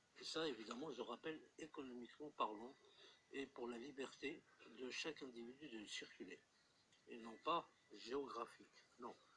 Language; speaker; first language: French; non-native, local second language; Arabic